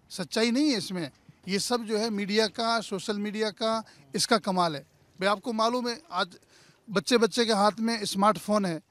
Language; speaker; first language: Hindi; native; Hindi